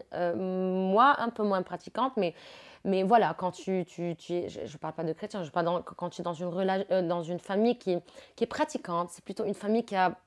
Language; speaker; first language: French; non-native, local second language; Arabic